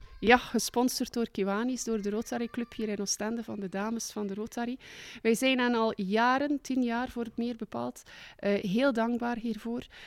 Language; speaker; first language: Dutch; native; Dutch